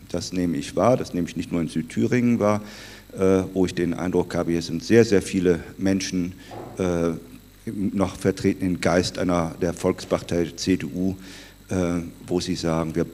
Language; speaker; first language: German; native; German